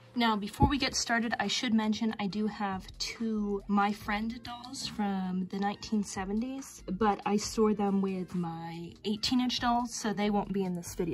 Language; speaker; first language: English; native; English